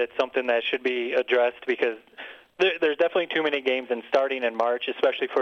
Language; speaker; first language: English; native; English